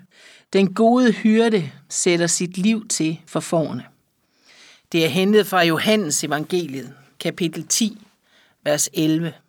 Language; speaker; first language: Danish; native; Danish